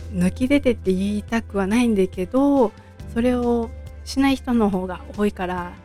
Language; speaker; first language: Japanese; native; Japanese